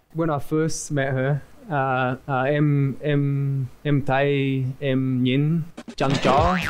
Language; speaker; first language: Vietnamese; non-native, learner; English